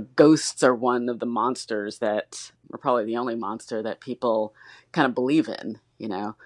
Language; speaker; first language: English; native; English